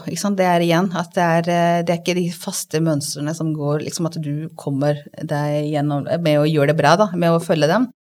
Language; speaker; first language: Norwegian; non-native, fluent; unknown